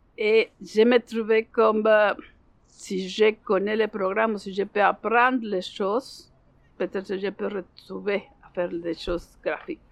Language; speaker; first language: French; non-native, learner; Spanish